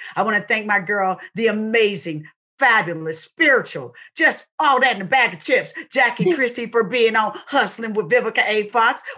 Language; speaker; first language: English; native; English